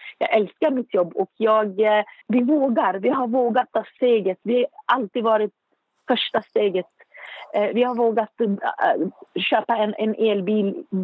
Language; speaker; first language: Swedish; non-native, fluent; Arabic